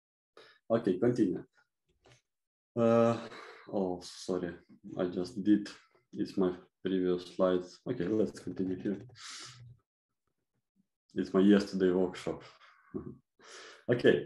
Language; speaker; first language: English; non-native, fluent; Ukrainian